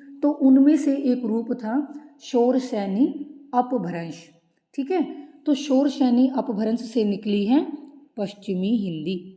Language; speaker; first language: Hindi; native; Hindi